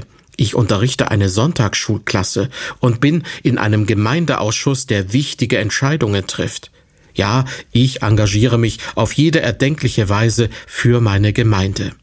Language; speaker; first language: German; native; German